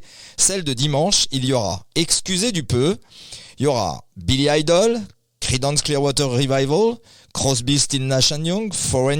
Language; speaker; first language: French; native; French